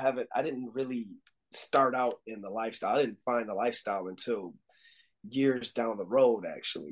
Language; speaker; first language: English; native; English